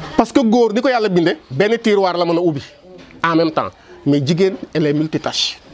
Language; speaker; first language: Wolof; non-native, local second language; Serer